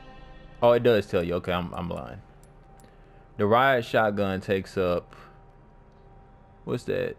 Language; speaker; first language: English; native; English